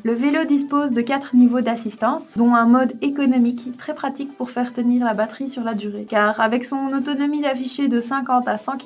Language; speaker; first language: French; native; French